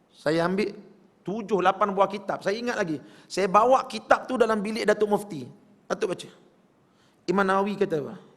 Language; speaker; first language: Malay; native; Malay